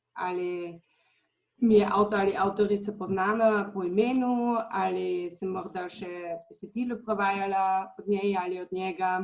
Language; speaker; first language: Slovenian; non-native, fluent; German